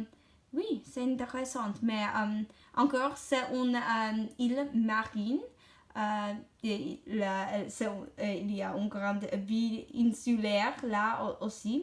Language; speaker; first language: French; non-native, learner; English